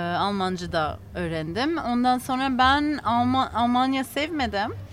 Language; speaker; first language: Turkish; non-native, learner; English